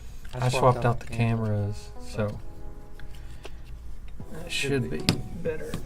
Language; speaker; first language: English; native; English